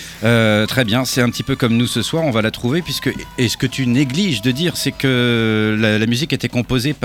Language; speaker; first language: French; native; French